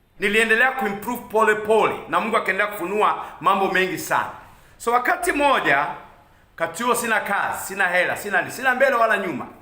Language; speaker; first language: Swahili; non-native, local second language; Kikuyu